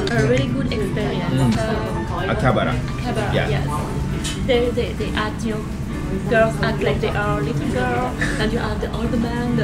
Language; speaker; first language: English; non-native, learner; French